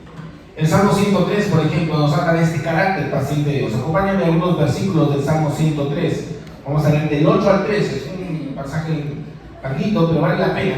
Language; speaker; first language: Spanish; native; Spanish